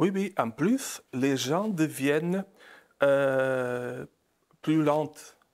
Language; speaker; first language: French; non-native, fluent; Portuguese